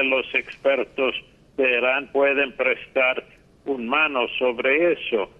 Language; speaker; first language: Spanish; non-native, fluent; English